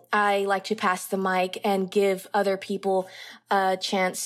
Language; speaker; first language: English; native; English